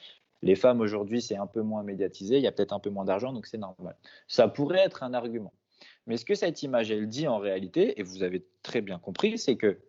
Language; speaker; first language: French; native; French